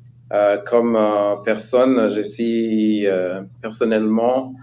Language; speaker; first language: French; non-native, local second language; Kinyarwanda